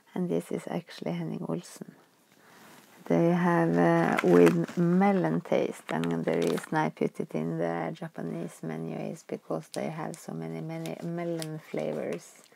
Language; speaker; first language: English; non-native, fluent; Norwegian